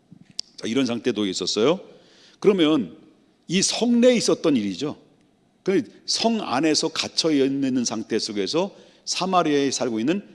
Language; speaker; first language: Korean; native; Korean